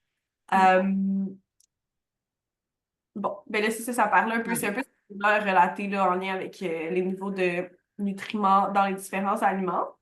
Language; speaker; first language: French; native; French